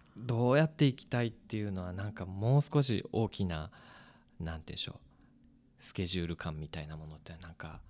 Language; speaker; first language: Japanese; native; Japanese